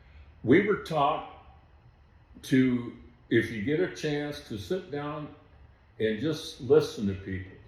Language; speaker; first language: English; native; English